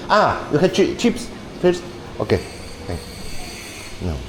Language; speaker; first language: English; non-native, learner; Polish